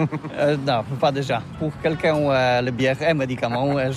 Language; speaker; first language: French; non-native, learner; Polish